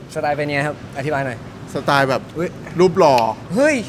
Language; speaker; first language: Thai; non-native, fluent; Italian